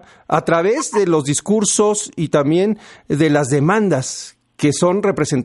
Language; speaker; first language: Spanish; native; Spanish